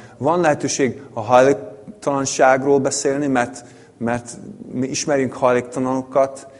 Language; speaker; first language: Hungarian; non-native, fluent; English